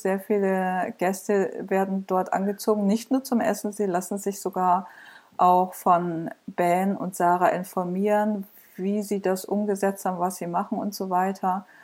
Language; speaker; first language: German; native; German